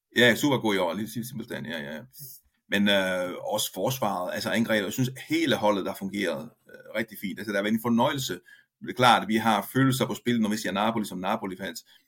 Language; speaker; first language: Danish; non-native, fluent; Italian